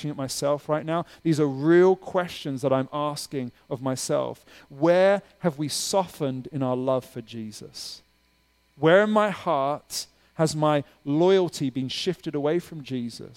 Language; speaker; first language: English; native; English